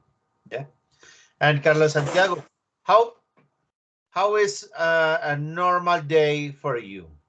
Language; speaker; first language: English; non-native, learner; Spanish